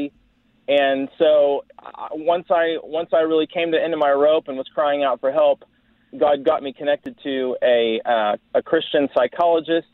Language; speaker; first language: English; native; English